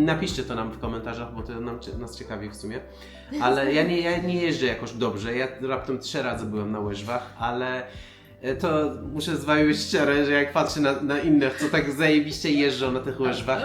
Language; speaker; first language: Polish; non-native, fluent; Persian